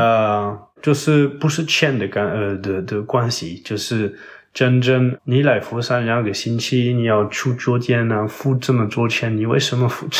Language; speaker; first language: Chinese; non-native, fluent; French